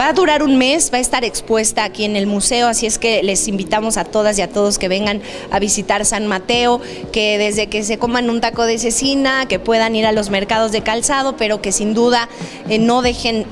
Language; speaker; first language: Spanish; native; Spanish